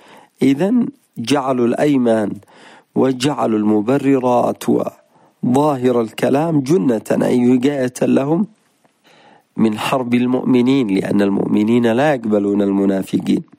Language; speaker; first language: Arabic; native; Arabic